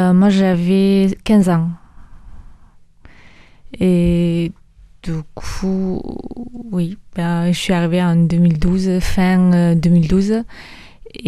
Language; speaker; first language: French; early bilingual, other home language; Mongolian